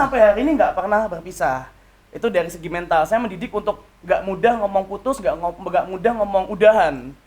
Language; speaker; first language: Indonesian; native; Indonesian